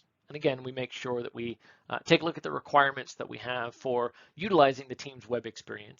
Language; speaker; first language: English; native; English